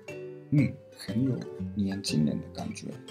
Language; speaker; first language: Chinese; non-native, fluent; Japanese